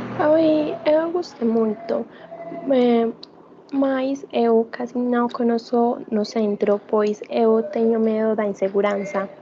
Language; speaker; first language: Portuguese; non-native, learner; Spanish